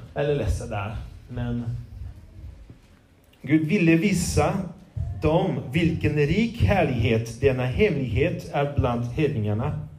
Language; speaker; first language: Swedish; non-native, fluent; Portuguese